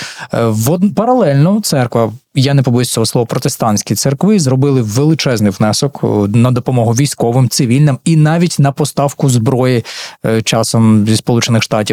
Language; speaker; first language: Ukrainian; native; Ukrainian